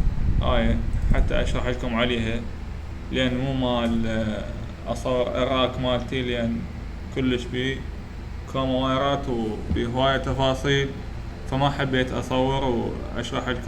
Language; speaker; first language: Arabic; native; Arabic